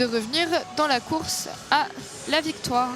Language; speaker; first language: French; native; French